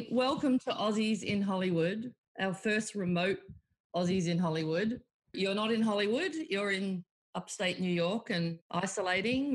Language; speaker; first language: English; native; English